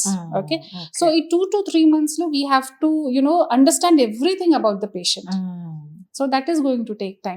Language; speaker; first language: English; non-native, local second language; Hindi